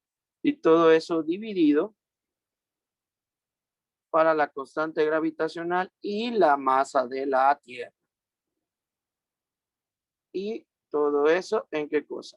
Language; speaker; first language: Spanish; native; Spanish